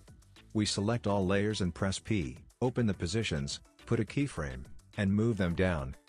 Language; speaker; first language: English; non-native, fluent; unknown